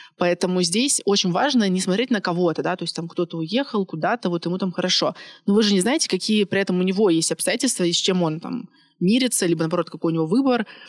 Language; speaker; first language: Russian; native; Russian